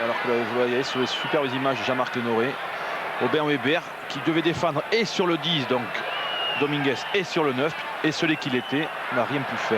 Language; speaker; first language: French; native; French